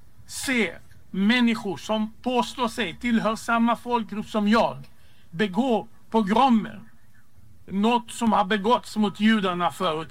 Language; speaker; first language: Swedish; non-native, fluent; Hebrew